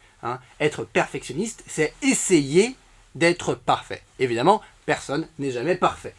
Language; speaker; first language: French; native; French